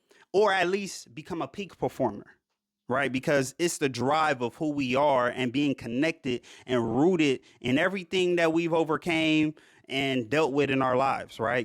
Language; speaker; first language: English; native; English